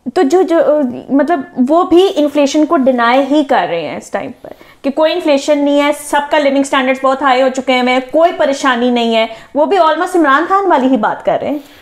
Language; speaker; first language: Urdu; native; Urdu